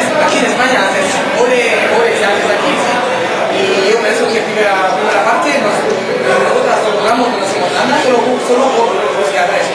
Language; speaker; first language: Spanish; non-native, learner; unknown